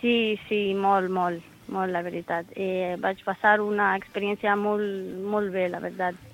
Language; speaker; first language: Catalan; non-native, learner; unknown